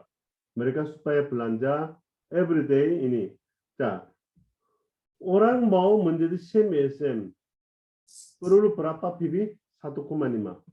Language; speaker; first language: Indonesian; non-native, fluent; Korean